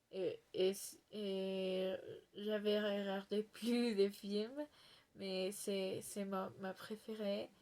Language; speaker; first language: French; non-native, learner; Spanish